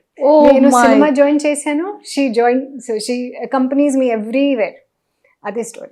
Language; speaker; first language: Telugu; non-native, local second language; Hindi